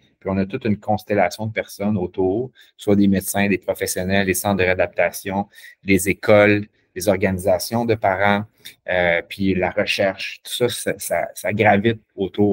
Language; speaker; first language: French; native; French